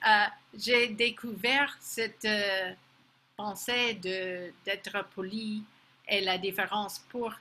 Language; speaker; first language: French; non-native, fluent; English